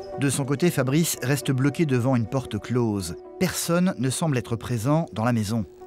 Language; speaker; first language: French; native; French